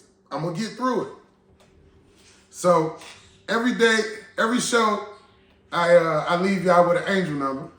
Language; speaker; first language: English; native; English